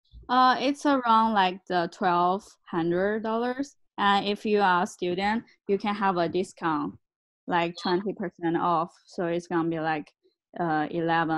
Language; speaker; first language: English; non-native, learner; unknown